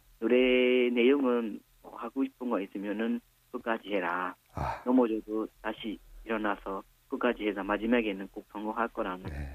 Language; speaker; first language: Korean; non-native, fluent; Burmese